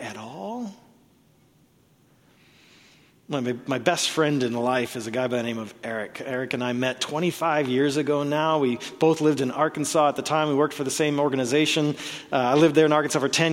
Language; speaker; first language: English; native; English